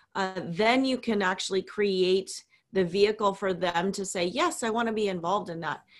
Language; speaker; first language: English; native; English